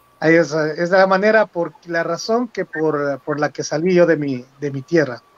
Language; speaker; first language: Spanish; native; Spanish